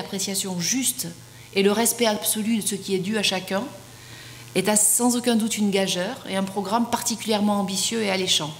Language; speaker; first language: French; native; French